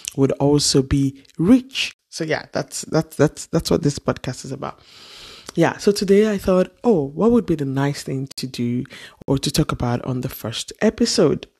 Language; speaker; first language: English; non-native, local second language; Yoruba